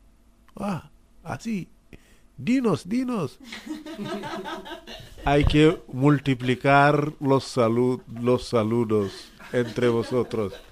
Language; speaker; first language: Spanish; non-native, fluent; Wolof